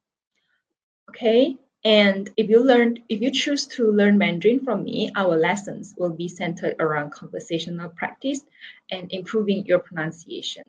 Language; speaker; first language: English; non-native, local second language; Chinese